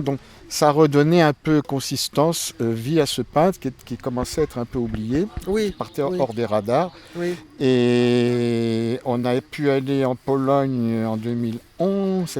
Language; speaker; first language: French; native; French